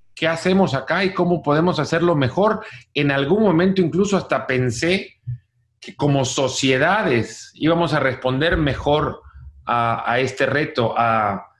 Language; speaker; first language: Spanish; native; Spanish